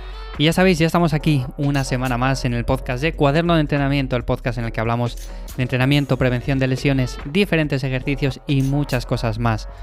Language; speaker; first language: Spanish; native; Spanish